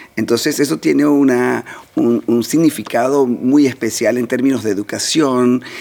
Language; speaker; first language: Spanish; native; Spanish